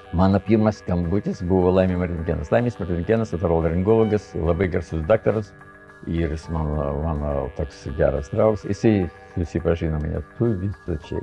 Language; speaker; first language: Lithuanian; non-native, fluent; Russian